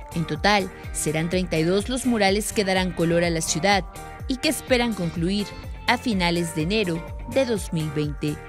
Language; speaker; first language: Spanish; native; Spanish